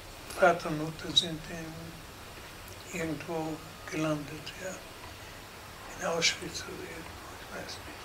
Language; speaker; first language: German; native; German